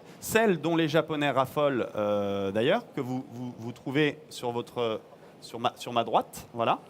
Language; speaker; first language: French; native; French